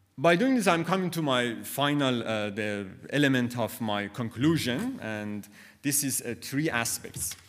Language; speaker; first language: English; non-native, fluent; Persian